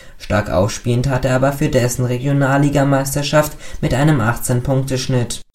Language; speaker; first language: German; native; German